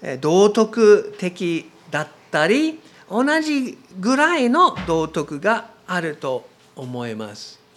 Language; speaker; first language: Japanese; non-native, learner; English